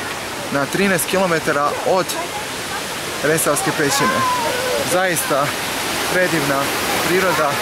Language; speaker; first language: Bosnian; native; Bosnian